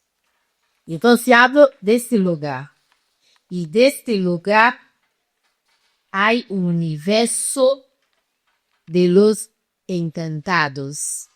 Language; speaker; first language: Spanish; non-native, fluent; Portuguese